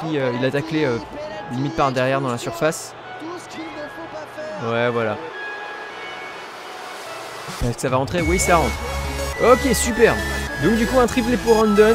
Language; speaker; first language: French; native; French